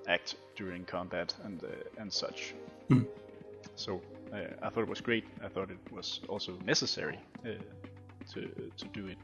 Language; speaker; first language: English; non-native, fluent; Danish